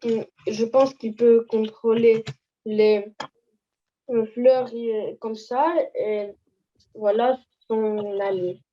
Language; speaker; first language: French; non-native, learner; Russian